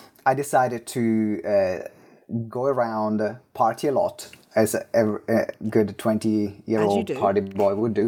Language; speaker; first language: English; non-native, fluent; Italian